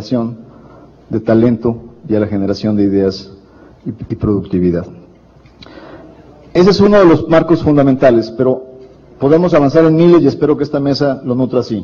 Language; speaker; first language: Spanish; native; Spanish